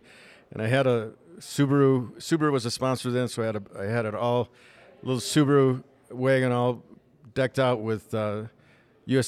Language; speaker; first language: English; native; English